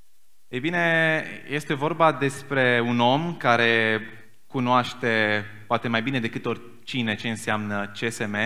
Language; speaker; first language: Romanian; native; Romanian